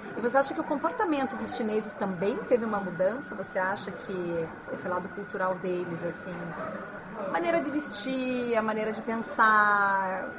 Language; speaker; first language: Portuguese; native; Portuguese